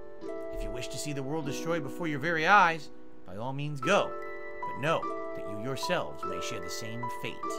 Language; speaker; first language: English; native; English